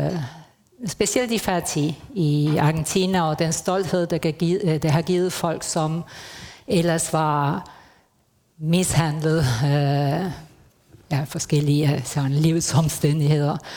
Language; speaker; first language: Danish; non-native, fluent; Spanish